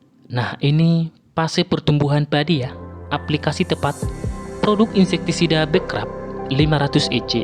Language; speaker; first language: Indonesian; native; Indonesian